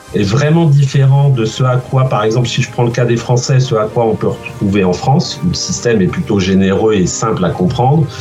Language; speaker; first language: French; native; French